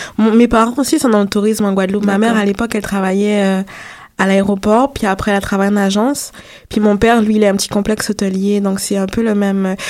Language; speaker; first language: French; native; French